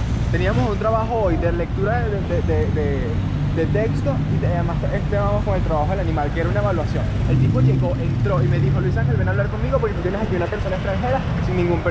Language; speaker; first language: Spanish; native; Spanish